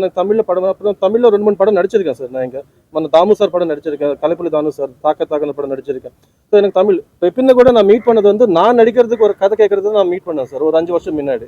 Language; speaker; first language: Tamil; non-native, fluent; Telugu